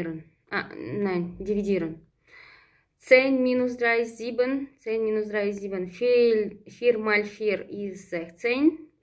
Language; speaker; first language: German; non-native, fluent; Russian